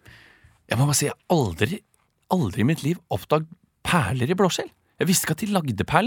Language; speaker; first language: Norwegian; native; Norwegian